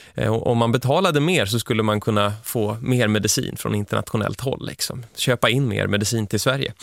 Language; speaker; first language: Swedish; native; Swedish